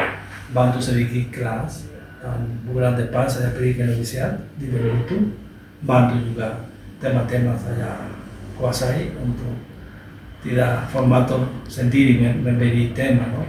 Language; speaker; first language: Indonesian; non-native, learner; Spanish